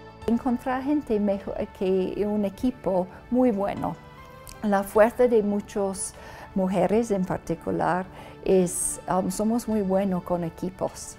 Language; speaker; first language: Spanish; non-native, learner; English